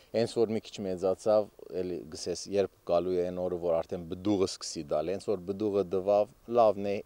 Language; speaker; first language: Armenian; early bilingual, heritage; Armenian